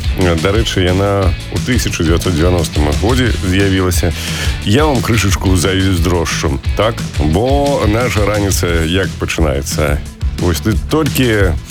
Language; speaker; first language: Belarusian; non-native, local second language; Russian